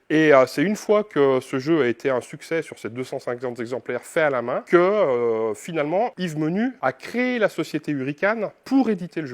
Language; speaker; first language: French; native; French